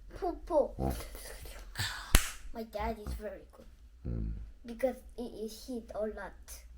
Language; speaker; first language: English; non-native, learner; Korean